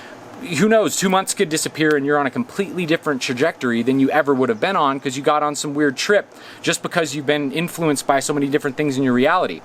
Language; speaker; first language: English; native; English